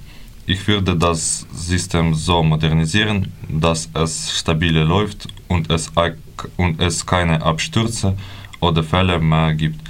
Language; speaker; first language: German; non-native, fluent; Ukrainian